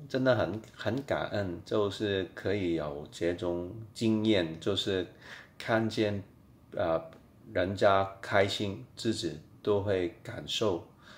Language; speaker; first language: Chinese; non-native, fluent; Cantonese